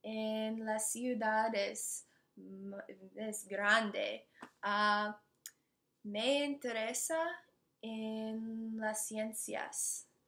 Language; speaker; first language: Spanish; non-native, learner; English